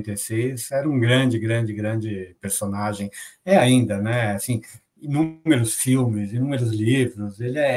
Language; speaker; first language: Portuguese; native; Portuguese